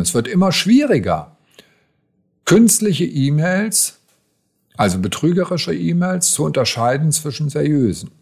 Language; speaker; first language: German; native; German